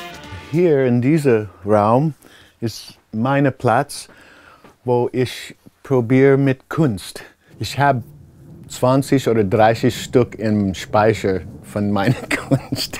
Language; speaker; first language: German; non-native, learner; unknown